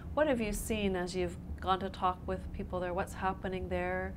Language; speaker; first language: English; native; English